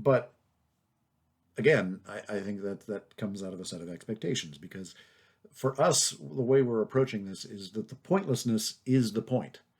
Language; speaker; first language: English; native; English